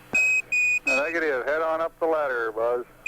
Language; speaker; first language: English; native; English